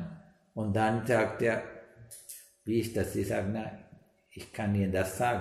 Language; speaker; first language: German; non-native, learner; Sinhala